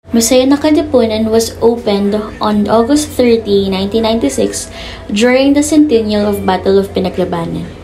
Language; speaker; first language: English; non-native, local second language; Filipino